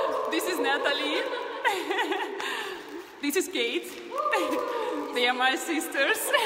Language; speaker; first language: English; non-native, learner; Russian